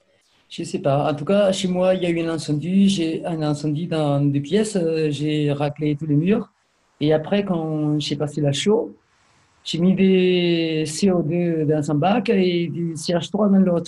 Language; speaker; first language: French; native; French